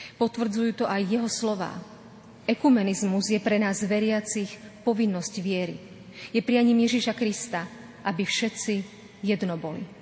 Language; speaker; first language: Slovak; native; Slovak